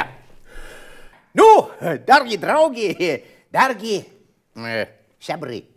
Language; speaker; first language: Latvian; non-native, learner; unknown